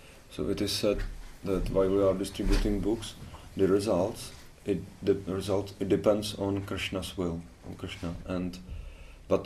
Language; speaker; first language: English; non-native, fluent; Czech